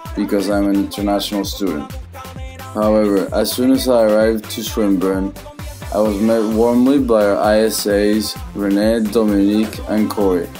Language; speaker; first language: English; non-native, fluent; Spanish